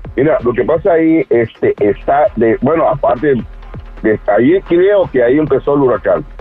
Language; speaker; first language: Spanish; native; Spanish